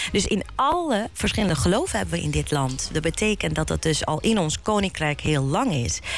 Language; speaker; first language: Dutch; early bilingual, other home language; Bosnian